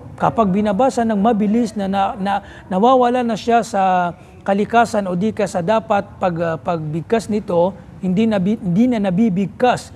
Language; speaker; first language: Filipino; non-native, local second language; Maranao